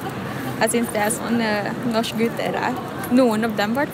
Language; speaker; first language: Norwegian; non-native, fluent; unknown